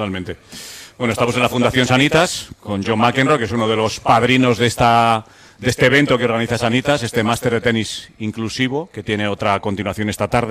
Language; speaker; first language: Spanish; native; Spanish